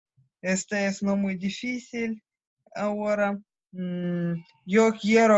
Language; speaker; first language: Spanish; non-native, learner; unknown